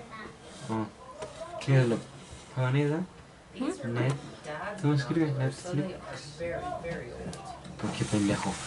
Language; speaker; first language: Spanish; early bilingual, heritage; Spanish